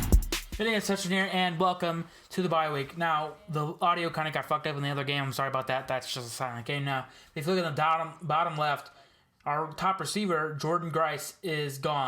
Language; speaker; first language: English; native; English